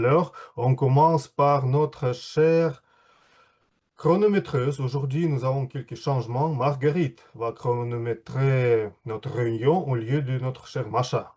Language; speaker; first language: French; non-native, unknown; Russian